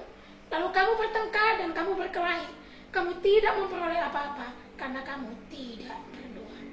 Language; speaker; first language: Indonesian; native; Indonesian